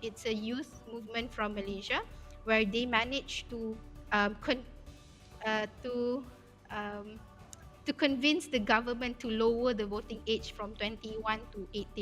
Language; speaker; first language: English; non-native, fluent; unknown